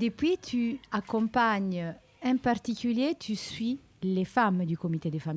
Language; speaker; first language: French; native; French